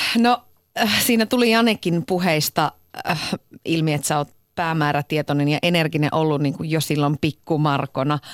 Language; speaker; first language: Finnish; native; Finnish